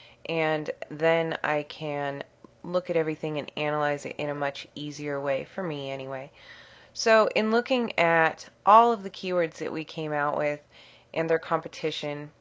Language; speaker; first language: English; native; English